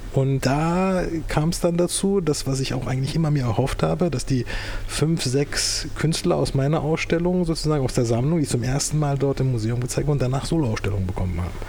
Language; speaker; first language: German; early bilingual, other home language; Turkish